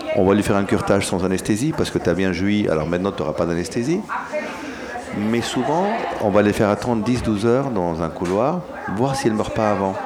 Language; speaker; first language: French; early bilingual, other home language; Spanish